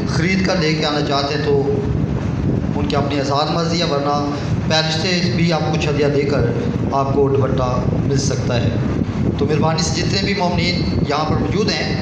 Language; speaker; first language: Urdu; non-native, local second language; Punjabi